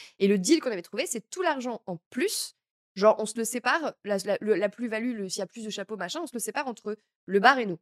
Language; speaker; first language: French; native; French